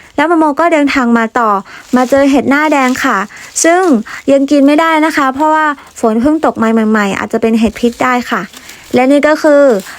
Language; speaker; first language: Thai; non-native, local second language; Karen languages